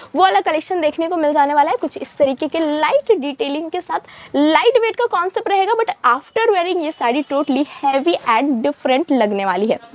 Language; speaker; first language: Hindi; native; Hindi